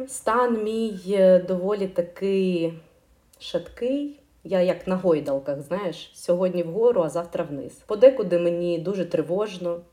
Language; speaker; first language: Ukrainian; non-native, local second language; Russian